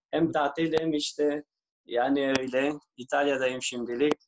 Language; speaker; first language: Turkish; non-native, fluent; Albanian